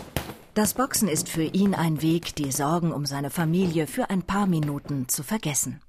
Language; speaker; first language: German; native; German